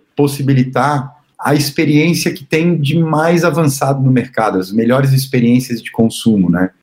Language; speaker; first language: Portuguese; native; Portuguese